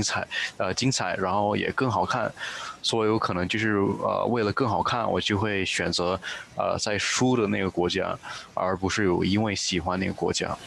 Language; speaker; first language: Chinese; early bilingual, heritage; Chinese